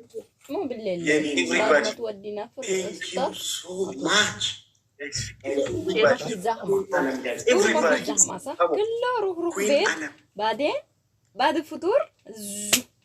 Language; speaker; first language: Arabic; non-native, learner; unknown